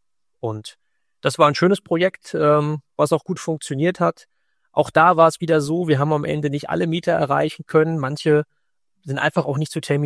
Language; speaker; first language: German; native; German